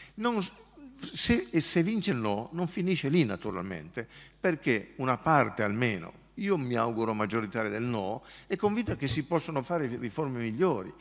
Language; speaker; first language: Italian; native; Italian